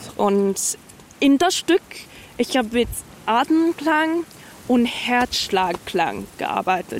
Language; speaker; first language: German; non-native, fluent; English